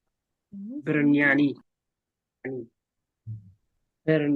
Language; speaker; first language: Indonesian; non-native, learner; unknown